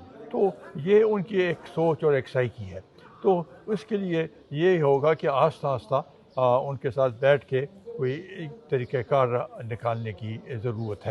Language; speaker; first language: Urdu; non-native, local second language; Pashto